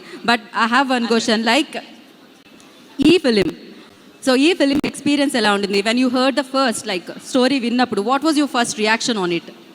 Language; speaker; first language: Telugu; native; Telugu